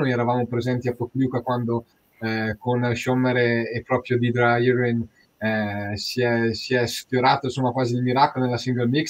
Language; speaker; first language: Italian; native; Italian